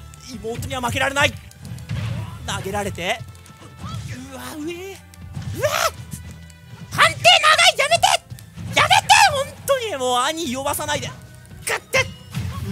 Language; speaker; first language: Japanese; native; Japanese